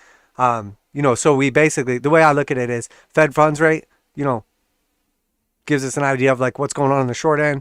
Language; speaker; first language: English; native; English